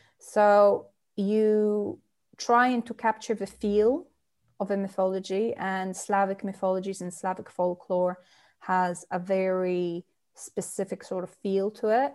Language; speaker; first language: English; non-native, fluent; Polish